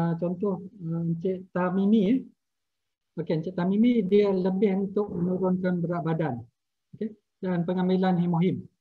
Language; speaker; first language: Malay; native; Malay